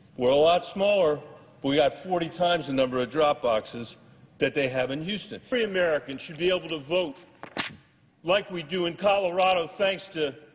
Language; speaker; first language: English; native; English